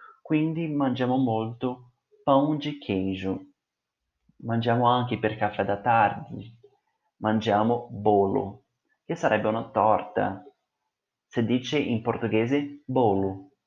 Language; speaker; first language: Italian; non-native, fluent; Portuguese